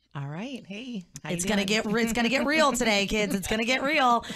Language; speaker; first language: English; native; English